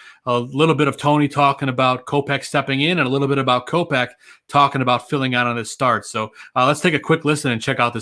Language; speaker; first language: English; native; English